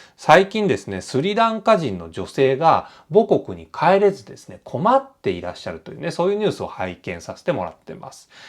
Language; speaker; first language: Japanese; native; Japanese